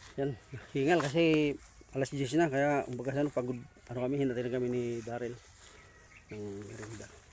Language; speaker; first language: Filipino; non-native, local second language; Waray